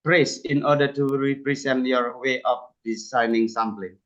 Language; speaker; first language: English; non-native, fluent; Indonesian